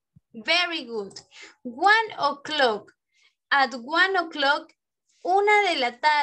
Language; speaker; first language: English; non-native, fluent; Spanish